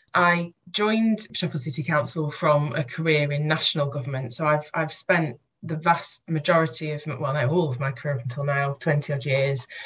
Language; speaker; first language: English; native; English